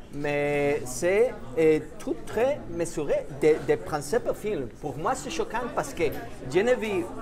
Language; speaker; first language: French; non-native, fluent; Spanish